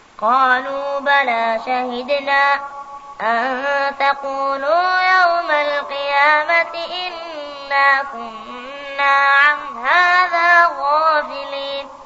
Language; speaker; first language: Arabic; native; Arabic